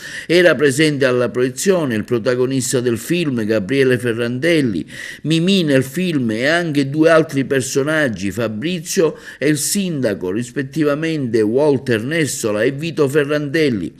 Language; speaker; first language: Italian; native; Italian